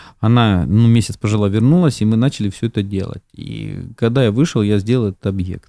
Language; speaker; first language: Russian; native; Russian